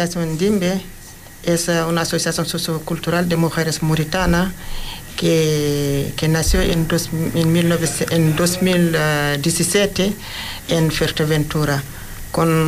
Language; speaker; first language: Spanish; non-native, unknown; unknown